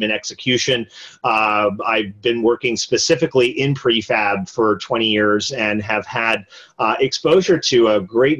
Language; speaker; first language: English; native; English